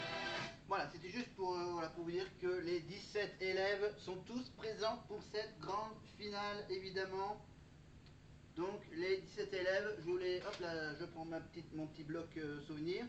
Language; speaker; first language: French; native; French